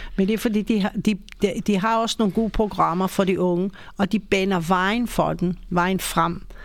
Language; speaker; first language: Danish; non-native, fluent; Hebrew